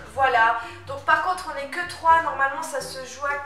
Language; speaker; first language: French; native; French